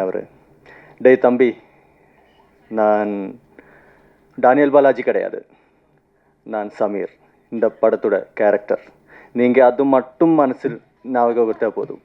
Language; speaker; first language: Tamil; non-native, fluent; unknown